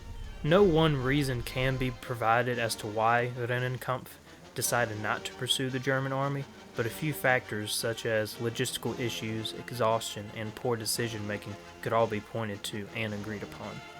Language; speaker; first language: English; native; English